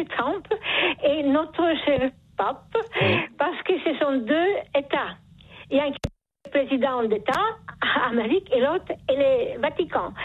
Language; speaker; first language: French; non-native, fluent; Polish